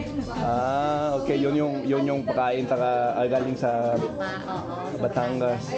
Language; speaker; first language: Filipino; non-native, fluent; English